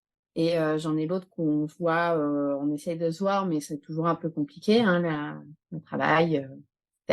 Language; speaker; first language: French; native; French